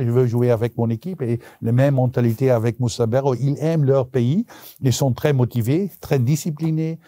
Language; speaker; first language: French; non-native, local second language; Dutch